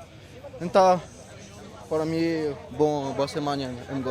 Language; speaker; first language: Portuguese; non-native, fluent; French